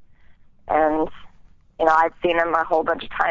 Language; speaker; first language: English; native; English